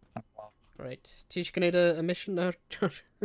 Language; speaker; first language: Welsh; native; Welsh